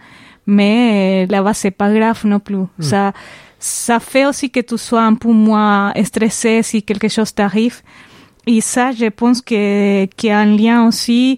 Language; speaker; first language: French; non-native, fluent; Spanish